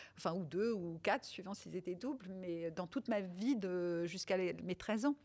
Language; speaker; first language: French; early bilingual, other home language; Italian